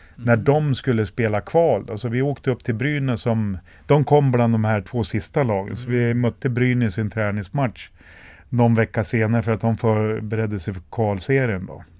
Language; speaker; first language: Swedish; native; Swedish